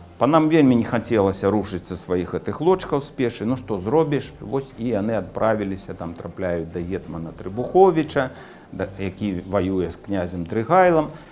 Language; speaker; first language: Belarusian; native; Belarusian